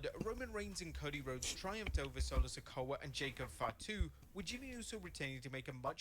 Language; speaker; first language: English; native; English